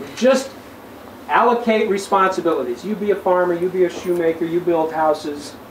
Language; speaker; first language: English; native; English